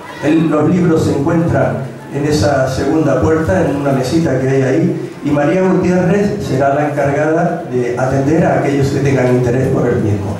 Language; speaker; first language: Spanish; native; Spanish